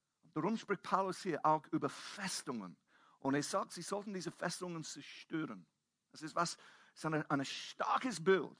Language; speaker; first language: German; non-native, fluent; English